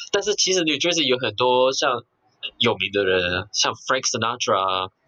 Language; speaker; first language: Chinese; early bilingual, heritage; Chinese